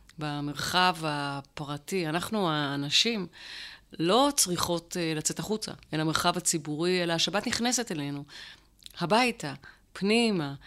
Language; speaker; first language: Hebrew; native; Hebrew